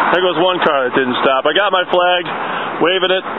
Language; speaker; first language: English; native; English